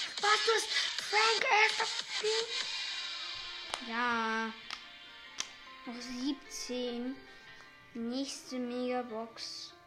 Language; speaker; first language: German; native; German